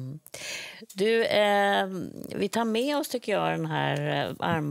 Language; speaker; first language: Swedish; native; Swedish